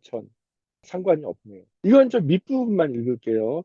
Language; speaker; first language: Korean; native; Korean